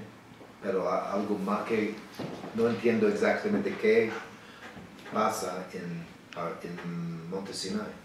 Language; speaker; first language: Spanish; non-native, learner; English